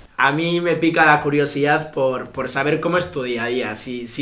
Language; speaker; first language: Spanish; native; Spanish